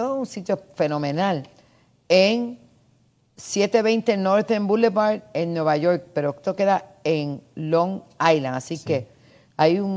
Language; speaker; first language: Spanish; native; Spanish